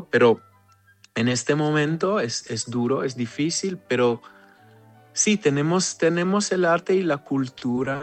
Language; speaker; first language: Spanish; non-native, fluent; Hebrew